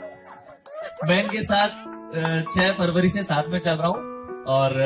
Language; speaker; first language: Hindi; native; Hindi